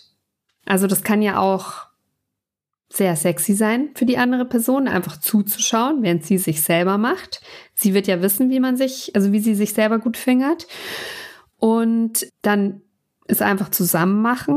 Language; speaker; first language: German; native; German